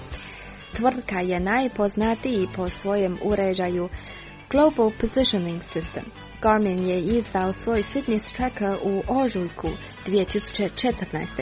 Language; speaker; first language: Croatian; native; Croatian